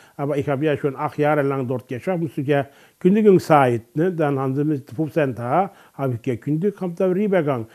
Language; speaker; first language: German; non-native, learner; Turkish